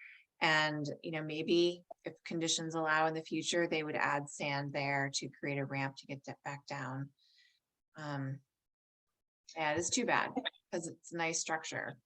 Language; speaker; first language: English; native; English